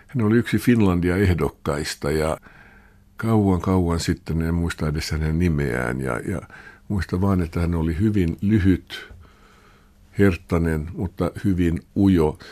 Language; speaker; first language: Finnish; non-native, local second language; Swedish